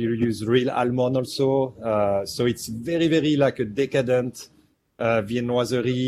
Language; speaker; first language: English; non-native, fluent; French